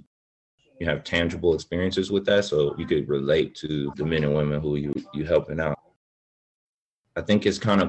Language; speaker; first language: English; native; English